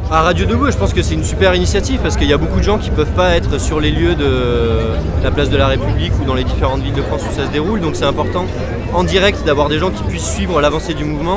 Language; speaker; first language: French; native; French